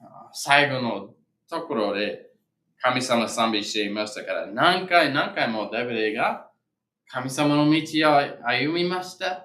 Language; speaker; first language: Japanese; non-native, fluent; English